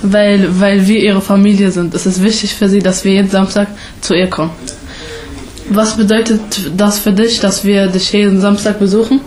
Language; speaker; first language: German; early bilingual, other home language; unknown